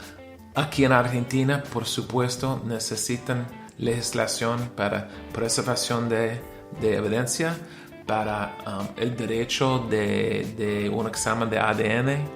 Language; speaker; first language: Spanish; non-native, learner; English